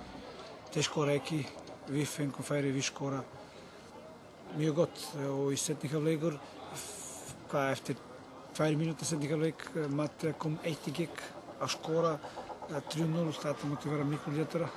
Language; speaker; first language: Icelandic; non-native, learner; Serbian